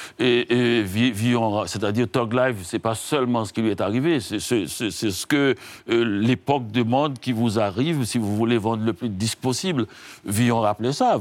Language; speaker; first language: French; non-native, local second language; Haitian Creole